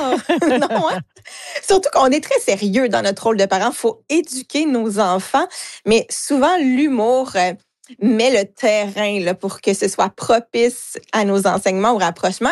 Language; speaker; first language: French; native; French